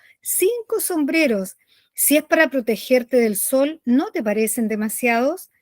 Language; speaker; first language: Spanish; native; Spanish